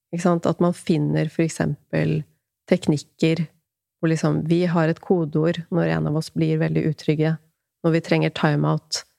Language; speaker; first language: Norwegian; native; Norwegian